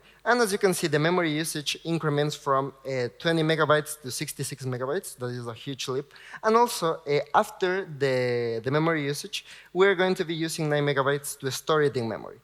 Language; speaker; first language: English; non-native, fluent; Spanish